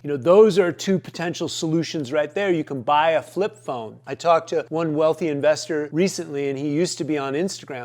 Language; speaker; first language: English; native; English